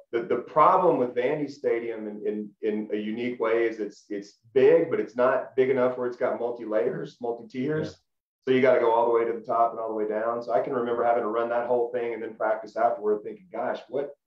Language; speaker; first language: English; native; English